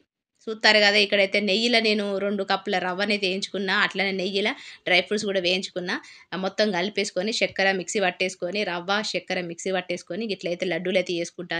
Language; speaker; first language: Telugu; native; Telugu